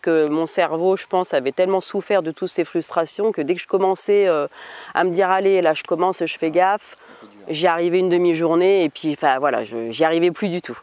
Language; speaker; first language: French; native; French